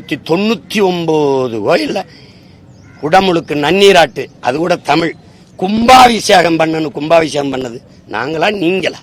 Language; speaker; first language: Tamil; native; Tamil